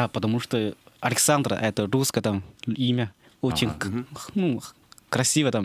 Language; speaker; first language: Russian; non-native, learner; Chinese